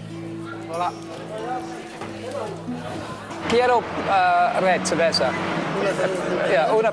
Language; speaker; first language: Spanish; non-native, learner; English